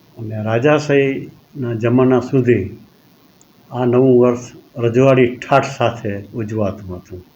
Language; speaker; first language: Gujarati; non-native, local second language; Kachhi